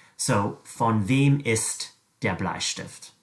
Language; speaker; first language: German; non-native, fluent; English